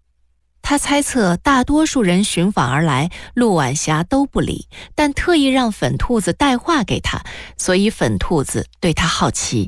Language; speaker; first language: Chinese; native; Chinese